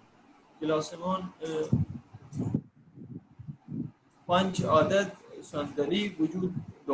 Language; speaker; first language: Persian; non-native, learner; Urdu